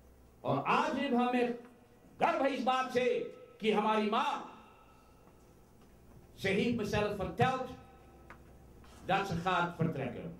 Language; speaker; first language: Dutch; non-native, local second language; Caribbean Hindustani